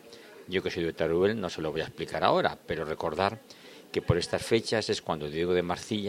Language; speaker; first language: Spanish; native; Spanish